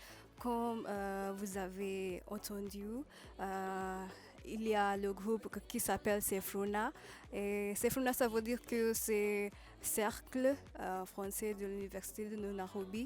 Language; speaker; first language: French; non-native, learner; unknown